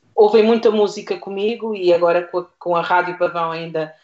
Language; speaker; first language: Portuguese; native; Portuguese